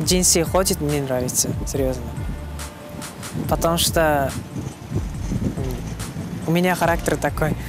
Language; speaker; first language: Russian; non-native, learner; Turkmen